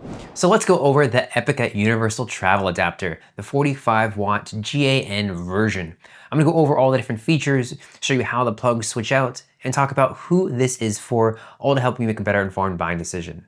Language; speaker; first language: English; native; English